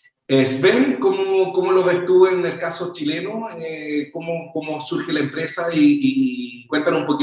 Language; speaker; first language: Spanish; native; Spanish